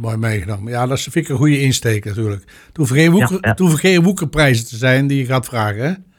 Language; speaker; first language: Dutch; native; Dutch